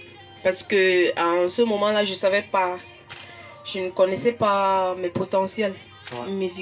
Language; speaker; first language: French; non-native, local second language; English